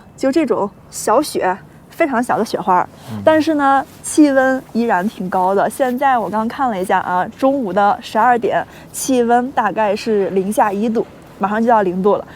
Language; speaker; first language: Chinese; native; Chinese